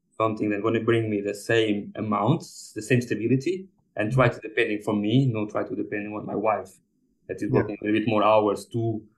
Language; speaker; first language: English; non-native, fluent; Portuguese